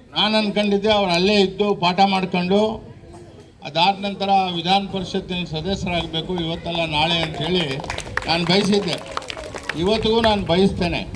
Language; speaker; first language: Kannada; non-native, local second language; Marathi